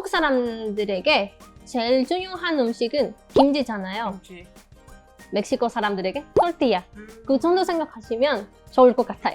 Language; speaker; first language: Korean; non-native, fluent; Spanish